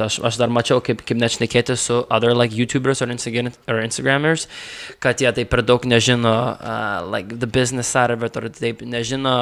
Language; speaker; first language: Lithuanian; early bilingual, heritage; Lithuanian